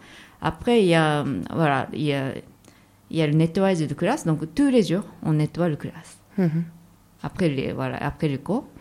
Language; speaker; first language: French; non-native, fluent; Japanese